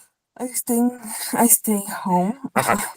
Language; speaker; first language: English; non-native, learner; Spanish